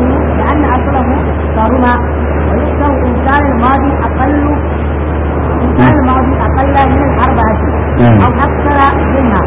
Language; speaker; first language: Arabic; non-native, fluent; Hausa